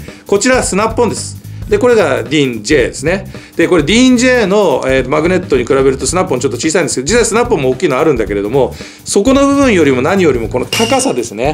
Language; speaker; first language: Japanese; native; Japanese